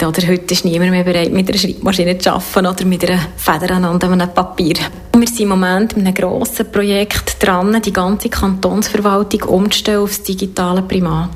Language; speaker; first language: German; native; German